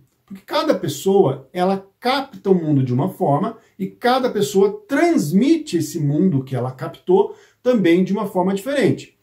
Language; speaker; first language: Portuguese; native; Portuguese